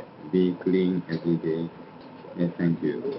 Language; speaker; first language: English; non-native, learner; Japanese